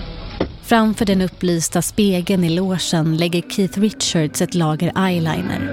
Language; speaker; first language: Swedish; native; Swedish